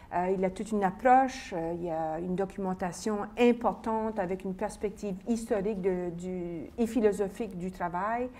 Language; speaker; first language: French; native; French